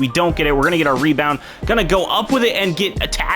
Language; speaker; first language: English; native; English